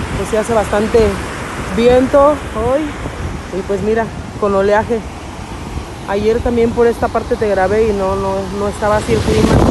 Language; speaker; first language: Spanish; native; Spanish